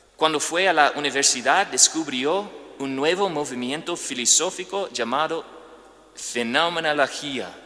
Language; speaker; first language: Spanish; non-native, fluent; English